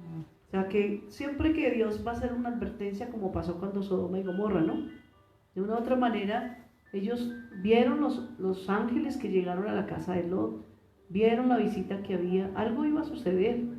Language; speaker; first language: Spanish; native; Spanish